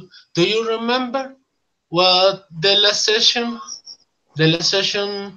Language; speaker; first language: English; non-native, learner; Spanish